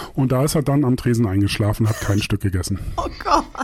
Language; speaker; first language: German; native; German